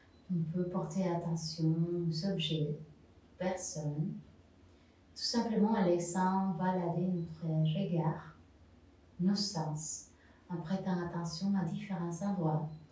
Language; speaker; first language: French; non-native, fluent; Spanish